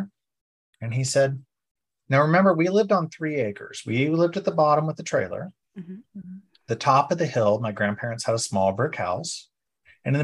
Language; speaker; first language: English; native; English